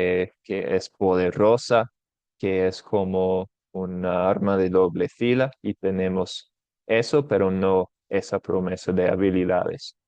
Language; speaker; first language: Spanish; non-native, fluent; English